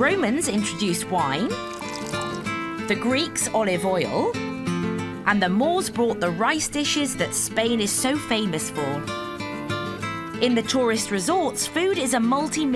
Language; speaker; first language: English; native; English